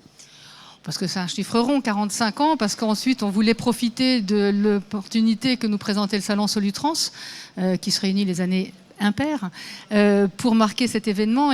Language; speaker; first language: French; native; French